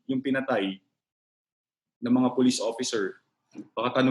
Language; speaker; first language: Filipino; native; Filipino